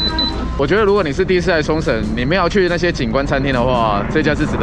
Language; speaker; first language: Chinese; native; Chinese